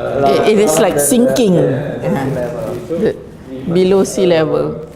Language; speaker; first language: English; non-native, local second language; Malay